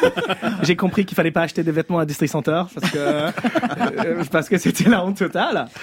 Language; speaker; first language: French; early bilingual, other home language; English